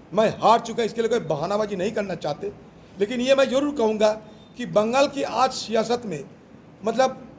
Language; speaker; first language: Hindi; non-native, local second language; Bangla